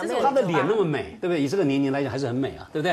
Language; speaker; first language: Chinese; native; Chinese